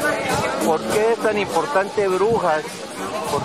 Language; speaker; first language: Spanish; native; Spanish